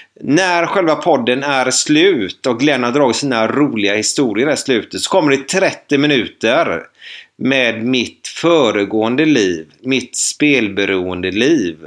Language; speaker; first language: Swedish; native; Swedish